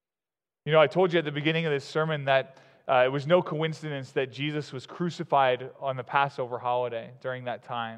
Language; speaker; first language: English; native; English